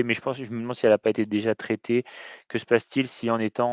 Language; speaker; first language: French; native; French